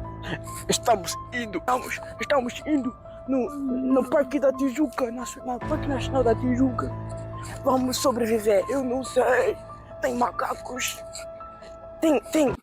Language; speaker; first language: Portuguese; non-native, fluent; French